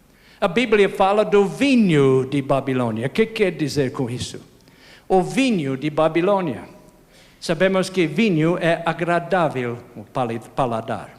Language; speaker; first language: Portuguese; non-native, fluent; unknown